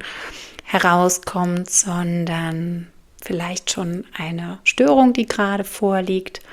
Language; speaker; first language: German; native; German